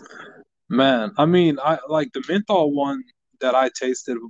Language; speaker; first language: English; native; English